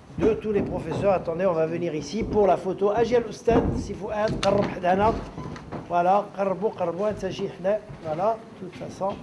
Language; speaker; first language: French; non-native, local second language; Arabic